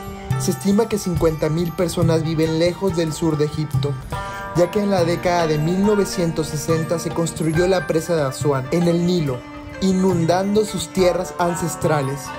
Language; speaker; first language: Spanish; native; Spanish